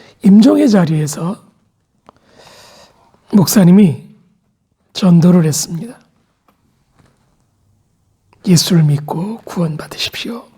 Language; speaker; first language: Korean; native; Korean